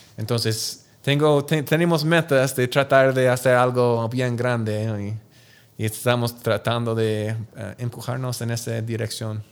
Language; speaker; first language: Spanish; non-native, learner; English